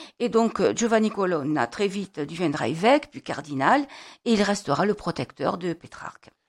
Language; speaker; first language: French; native; French